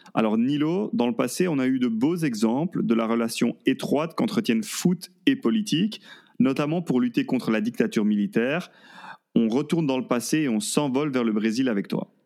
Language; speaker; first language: French; native; French